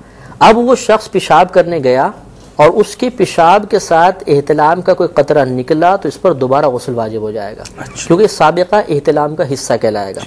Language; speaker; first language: Urdu; native; Urdu